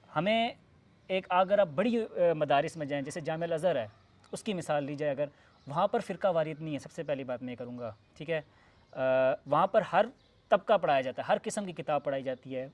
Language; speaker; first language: Urdu; non-native, local second language; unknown